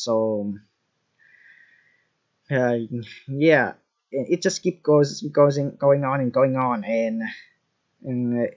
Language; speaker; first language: English; non-native, fluent; Vietnamese